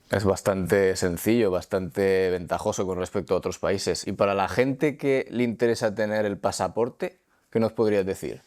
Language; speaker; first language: Spanish; native; Spanish